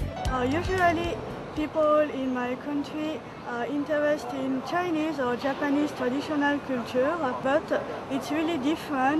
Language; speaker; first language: English; non-native, fluent; French